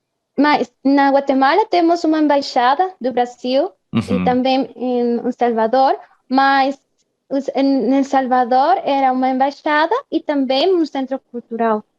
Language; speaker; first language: Portuguese; non-native, fluent; Spanish